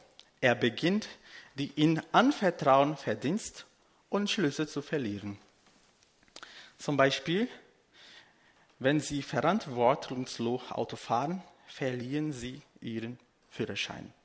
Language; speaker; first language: German; non-native, fluent; Portuguese